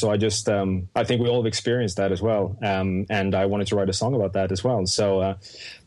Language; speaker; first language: English; non-native, fluent; Swedish